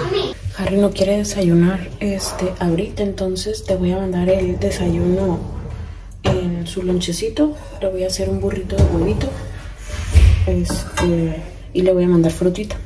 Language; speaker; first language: Spanish; native; Spanish